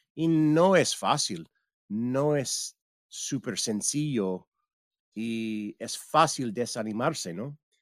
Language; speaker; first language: Spanish; non-native, fluent; English